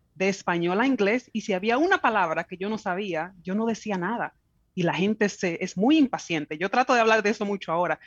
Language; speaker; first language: Spanish; native; Spanish